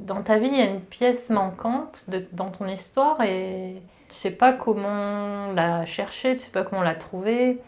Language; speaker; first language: French; native; French